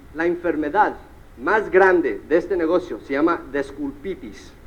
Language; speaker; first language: Spanish; early bilingual, heritage; Spanish